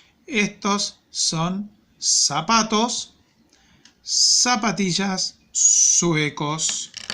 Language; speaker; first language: Spanish; native; Spanish